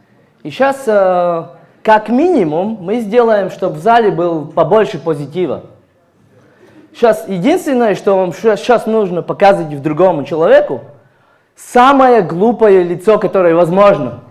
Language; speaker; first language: Russian; non-native, fluent; Latvian